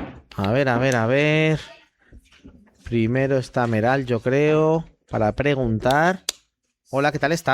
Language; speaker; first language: Spanish; native; Spanish